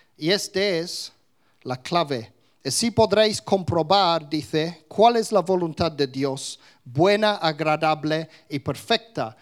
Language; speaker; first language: Spanish; non-native, fluent; English